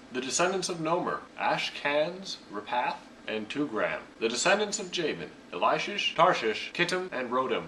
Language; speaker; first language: English; native; English